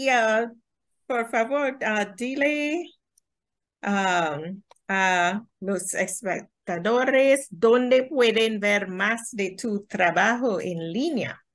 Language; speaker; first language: Spanish; non-native, fluent; English